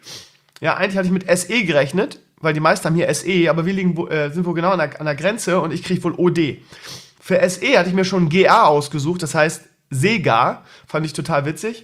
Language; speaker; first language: German; native; German